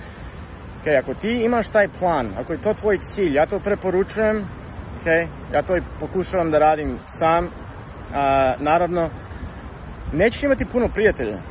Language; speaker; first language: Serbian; early bilingual, heritage; Serbian